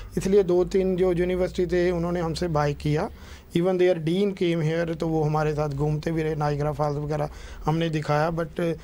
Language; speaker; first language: Hindi; non-native, local second language; Punjabi